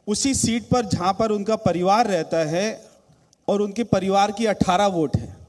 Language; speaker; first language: Hindi; native; Hindi